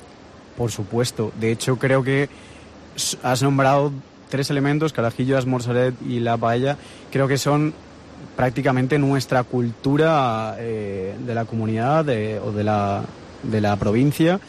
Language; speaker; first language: Spanish; native; Spanish